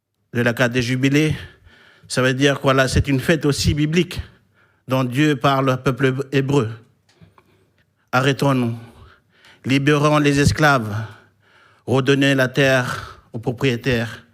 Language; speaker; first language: French; non-native, local second language; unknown